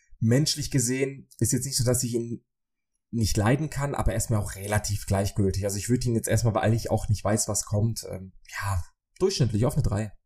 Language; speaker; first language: German; early bilingual, other home language; Polish